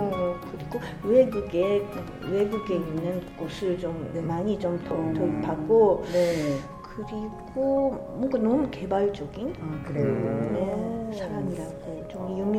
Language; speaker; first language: Korean; non-native, fluent; Japanese